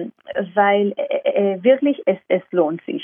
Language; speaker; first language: German; non-native, fluent; Hebrew